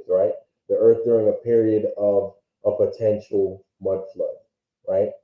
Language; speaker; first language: English; native; English